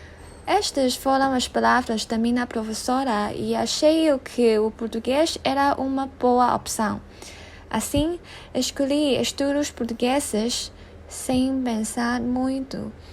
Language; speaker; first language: Portuguese; non-native, learner; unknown